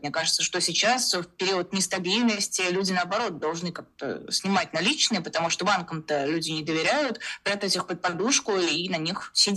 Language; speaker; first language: Russian; native; Russian